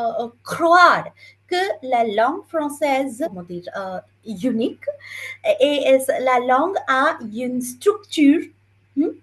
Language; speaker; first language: French; non-native, fluent; Bangla